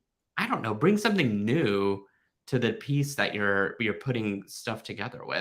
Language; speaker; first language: English; native; English